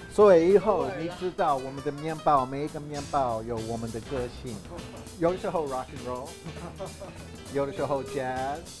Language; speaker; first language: Chinese; non-native, fluent; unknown